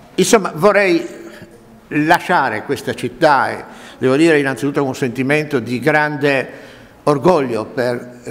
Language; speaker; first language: Italian; native; Italian